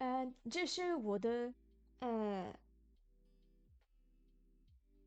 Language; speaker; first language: Chinese; non-native, learner; French